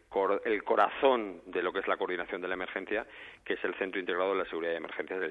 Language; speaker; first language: Spanish; native; Spanish